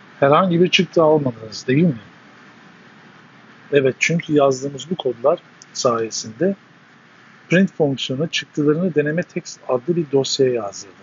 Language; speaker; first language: Turkish; native; Turkish